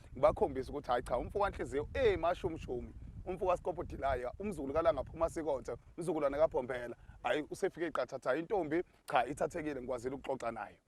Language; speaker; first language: Zulu; native; Zulu